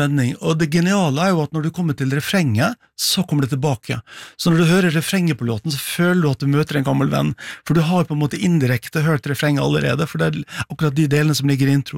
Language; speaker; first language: Norwegian; native; Norwegian